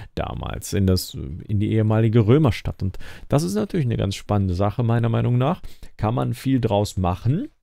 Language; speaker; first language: German; native; German